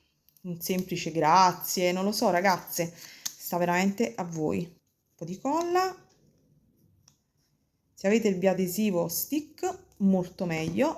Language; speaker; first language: Italian; native; Italian